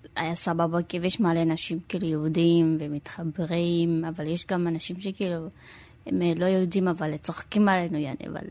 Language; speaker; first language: Hebrew; early bilingual, other home language; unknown